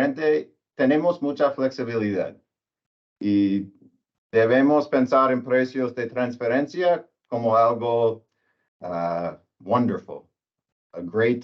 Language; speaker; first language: Spanish; non-native, learner; English